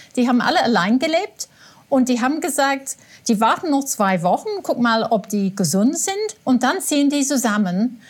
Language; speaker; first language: German; non-native, fluent; English